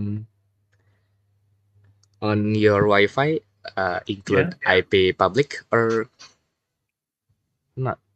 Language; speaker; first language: English; non-native, learner; Indonesian